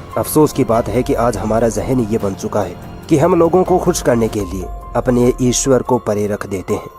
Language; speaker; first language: Hindi; native; Hindi